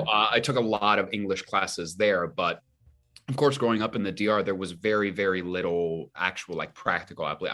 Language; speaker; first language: English; early bilingual, other home language; Spanish